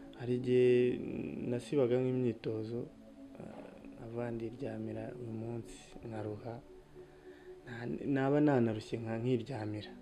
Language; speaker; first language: Kinyarwanda; native; Kinyarwanda